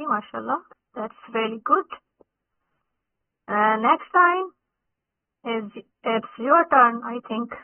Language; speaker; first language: English; non-native, local second language; Urdu